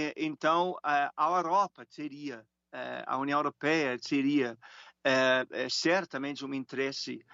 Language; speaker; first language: Portuguese; non-native, fluent; German